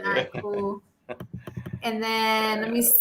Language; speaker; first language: English; native; English